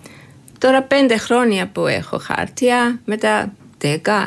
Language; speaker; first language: Greek; non-native, learner; Georgian